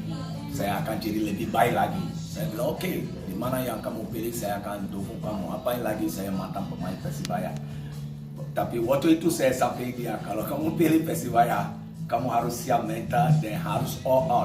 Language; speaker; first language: Indonesian; non-native, fluent; English